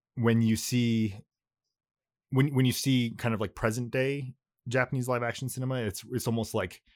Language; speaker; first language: English; early bilingual, other home language; Japanese